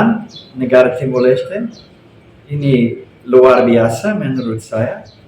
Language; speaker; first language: Indonesian; non-native, fluent; English